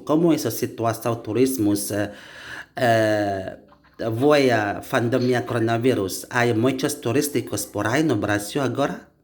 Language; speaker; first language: Portuguese; non-native, learner; Indonesian